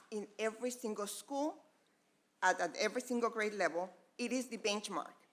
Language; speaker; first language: English; non-native, fluent; Spanish